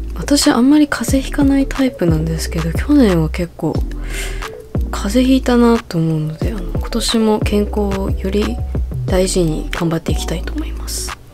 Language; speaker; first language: Japanese; early bilingual, other home language; English